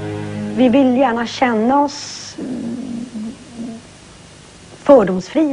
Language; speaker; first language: Swedish; native; Swedish